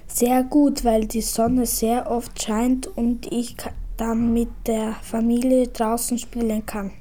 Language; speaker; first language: German; early bilingual, other home language; Serbian